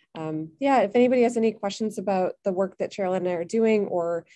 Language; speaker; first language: English; native; English